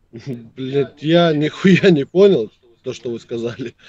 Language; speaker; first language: Russian; native; Russian